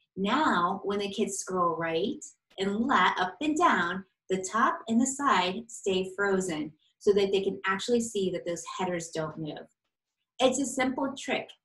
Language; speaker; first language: English; native; English